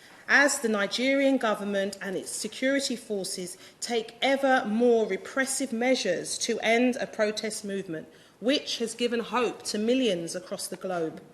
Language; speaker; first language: English; native; English